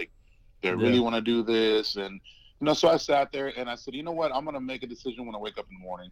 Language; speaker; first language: English; native; English